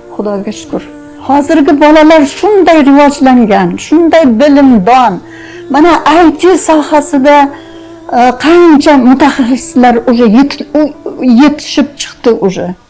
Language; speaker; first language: Uzbek; non-native, local second language; Russian